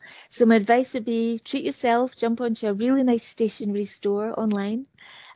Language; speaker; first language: English; native; English